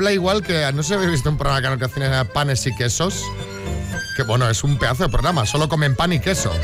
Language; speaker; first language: Spanish; native; Spanish